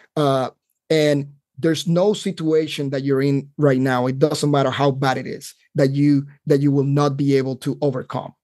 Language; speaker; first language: English; non-native, fluent; Spanish